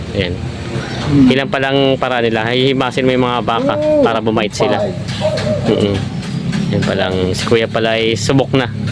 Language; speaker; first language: Filipino; native; Filipino